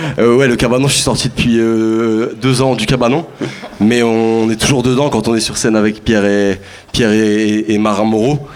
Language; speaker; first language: French; native; French